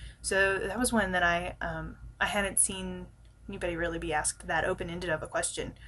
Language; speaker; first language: English; native; English